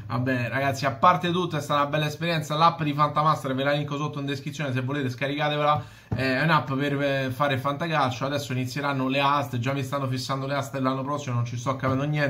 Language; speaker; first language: Italian; native; Italian